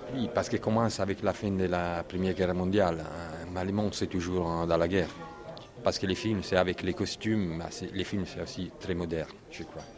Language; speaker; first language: French; non-native, learner; Italian